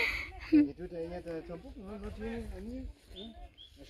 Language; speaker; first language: Spanish; non-native, learner; German